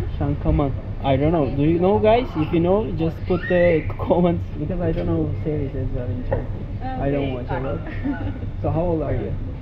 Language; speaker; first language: English; non-native, learner; Turkish